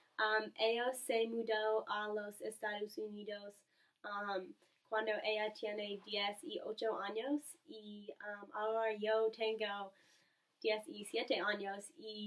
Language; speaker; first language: Spanish; non-native, learner; English